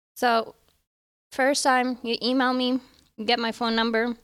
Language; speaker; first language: English; early bilingual, other home language; Arabic